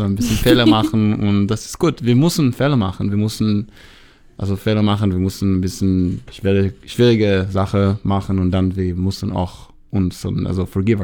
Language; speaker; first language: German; non-native, learner; Hebrew